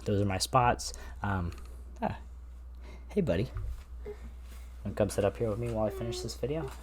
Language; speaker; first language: English; native; English